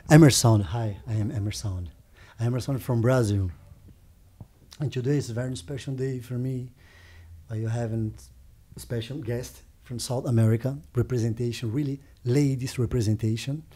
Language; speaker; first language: English; non-native, learner; Portuguese